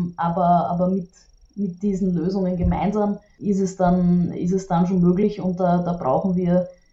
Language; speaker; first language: German; native; German